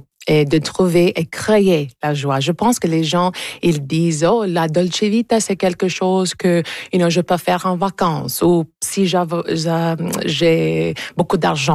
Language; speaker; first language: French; non-native, local second language; English